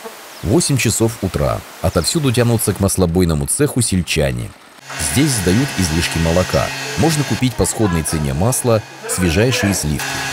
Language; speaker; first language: Russian; native; Russian